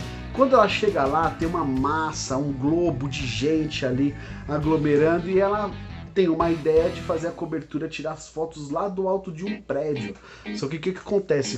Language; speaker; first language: Portuguese; native; Portuguese